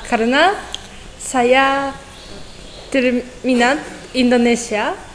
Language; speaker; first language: Indonesian; non-native, learner; Japanese